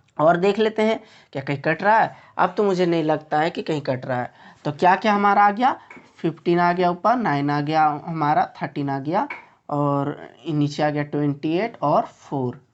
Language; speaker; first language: Hindi; native; Hindi